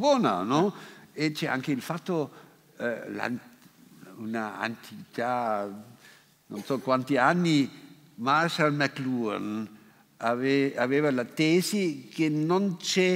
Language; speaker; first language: Italian; non-native, fluent; German